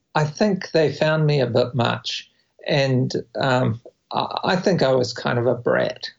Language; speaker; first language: English; native; English